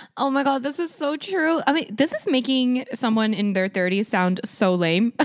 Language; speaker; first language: English; early bilingual, other home language; Korean